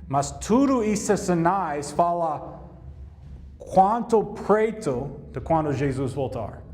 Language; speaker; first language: Portuguese; non-native, learner; English